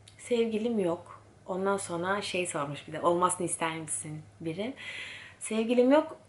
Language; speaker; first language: Turkish; early bilingual, heritage; Turkish